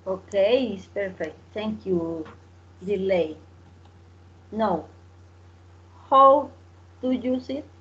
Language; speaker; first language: English; non-native, learner; Spanish